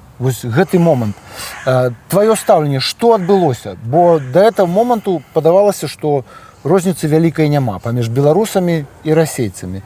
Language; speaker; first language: Belarusian; non-native, local second language; Russian